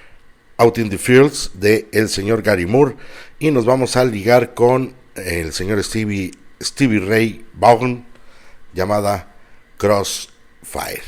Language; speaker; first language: Spanish; native; Spanish